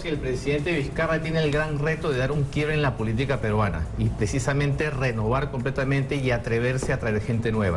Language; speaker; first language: Spanish; native; Spanish